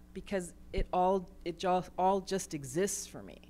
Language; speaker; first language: English; native; English